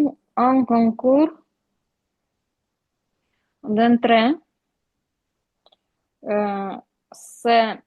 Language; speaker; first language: French; non-native, learner; Ukrainian